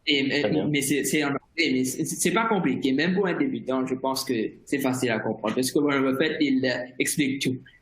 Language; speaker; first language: French; non-native, fluent; Morisyen